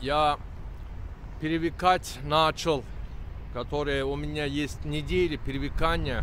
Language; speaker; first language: Russian; non-native, learner; Turkish